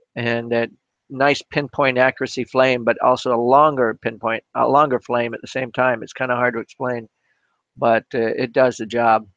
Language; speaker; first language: English; native; English